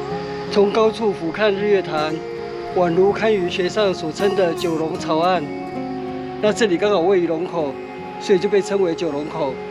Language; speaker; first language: Chinese; native; Chinese